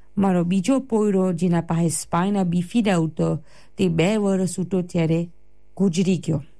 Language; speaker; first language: Gujarati; early bilingual, heritage; Gujarati